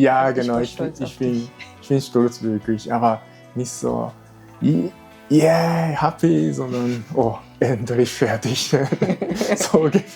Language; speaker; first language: German; non-native, learner; Japanese